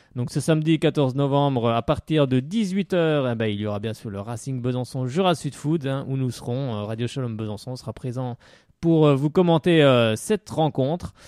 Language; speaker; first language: French; native; French